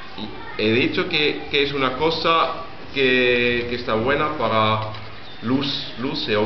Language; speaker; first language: Spanish; non-native, learner; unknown